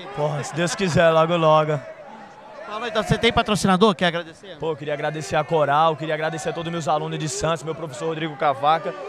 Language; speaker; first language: Portuguese; native; Portuguese